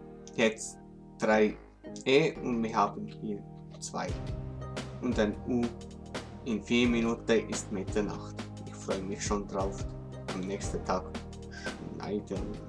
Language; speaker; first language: German; non-native, local second language; Swiss German